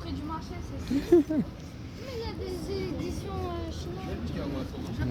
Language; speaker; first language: French; native; French